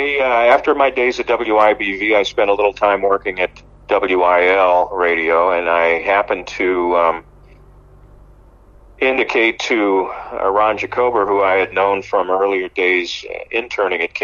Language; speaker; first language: English; native; English